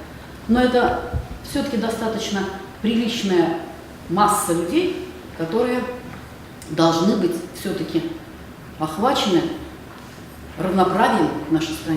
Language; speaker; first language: Russian; native; Russian